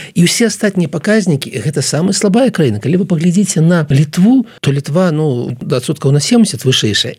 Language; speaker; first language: Belarusian; non-native, local second language; Russian